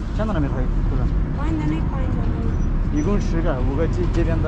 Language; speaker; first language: Chinese; non-native, learner; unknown